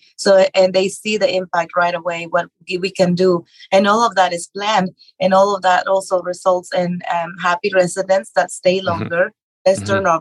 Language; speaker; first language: English; non-native, fluent; Spanish